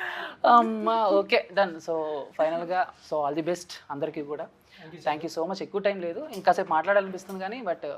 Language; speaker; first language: Telugu; native; Telugu